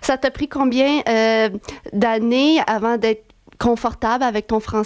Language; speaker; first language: French; native; French